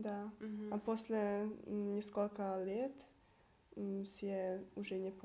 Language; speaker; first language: Russian; non-native, learner; Hungarian